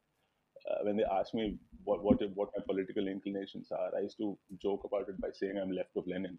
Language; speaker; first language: English; non-native, local second language; Telugu